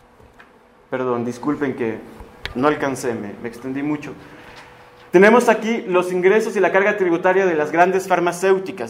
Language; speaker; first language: Spanish; native; Spanish